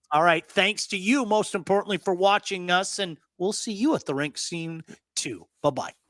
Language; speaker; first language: English; native; English